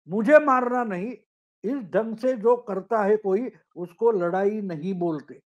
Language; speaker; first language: Hindi; non-native, local second language; Marathi